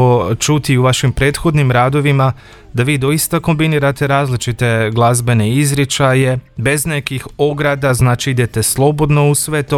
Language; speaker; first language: Croatian; native; Croatian